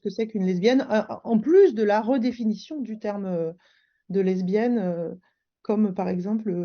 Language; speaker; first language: French; native; French